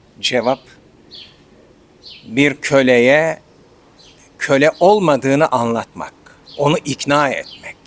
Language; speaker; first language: Turkish; native; Turkish